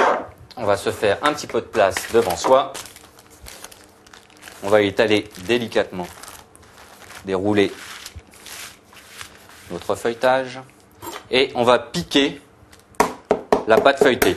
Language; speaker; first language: French; native; French